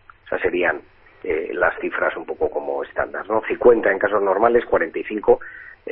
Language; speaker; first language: Spanish; native; Spanish